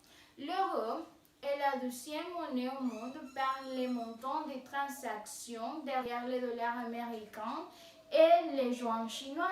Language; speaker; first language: French; non-native, fluent; Spanish